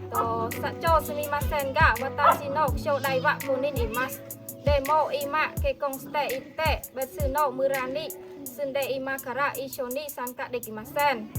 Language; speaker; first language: Japanese; non-native, learner; Khmer